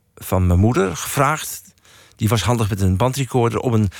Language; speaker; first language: Dutch; native; Dutch